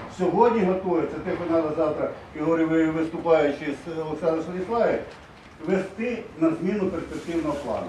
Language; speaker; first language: Ukrainian; native; Ukrainian